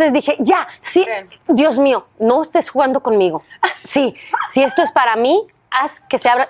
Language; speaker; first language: Spanish; native; Spanish